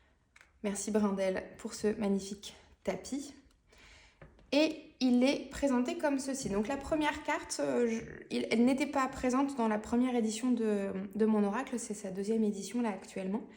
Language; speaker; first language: French; native; French